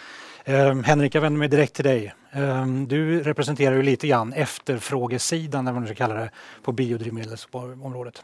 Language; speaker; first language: Swedish; native; Swedish